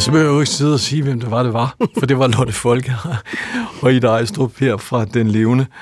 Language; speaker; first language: Danish; native; Danish